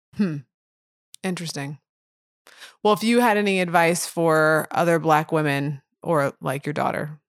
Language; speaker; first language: English; native; English